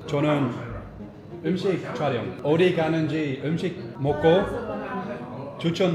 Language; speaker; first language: Korean; non-native, learner; Dutch